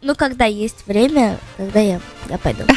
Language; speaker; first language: Russian; early bilingual, heritage; Russian